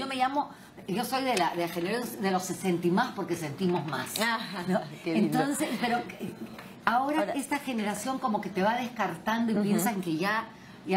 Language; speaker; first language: Spanish; native; Spanish